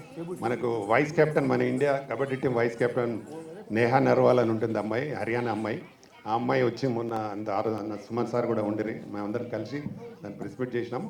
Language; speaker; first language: Telugu; native; Telugu